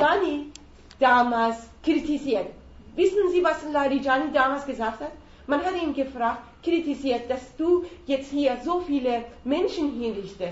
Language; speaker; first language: German; non-native, fluent; Persian